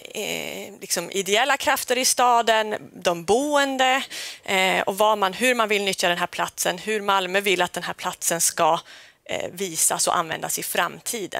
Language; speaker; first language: Swedish; native; Swedish